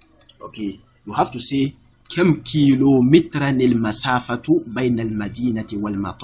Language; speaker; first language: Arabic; non-native, fluent; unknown